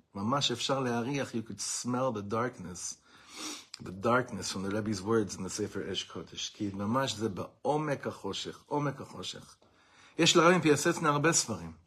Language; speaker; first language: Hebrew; non-native, fluent; English